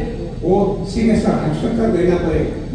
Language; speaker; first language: Hindi; non-native, local second language; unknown